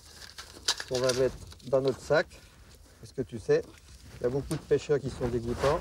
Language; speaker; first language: French; native; French